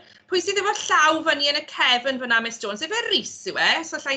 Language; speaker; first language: Welsh; native; Welsh